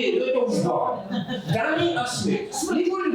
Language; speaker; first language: Slovak; non-native, learner; Russian